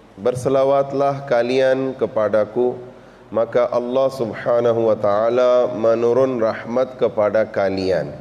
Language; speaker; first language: Indonesian; non-native, learner; Urdu